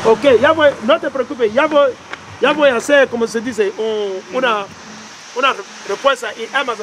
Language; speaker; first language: Spanish; non-native, learner; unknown